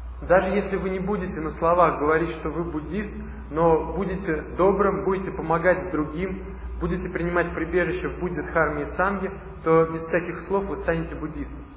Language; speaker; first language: Russian; native; Russian